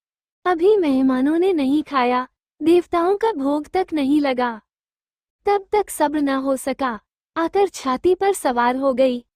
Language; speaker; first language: Hindi; native; Hindi